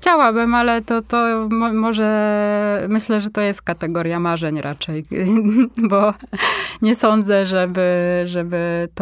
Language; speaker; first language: Polish; native; Polish